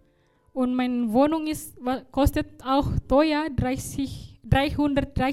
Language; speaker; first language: German; non-native, learner; Indonesian